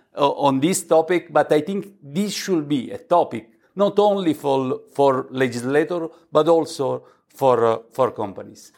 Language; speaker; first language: English; non-native, fluent; Italian